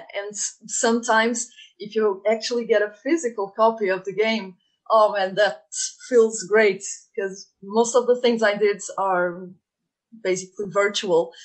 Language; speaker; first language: English; non-native, fluent; Portuguese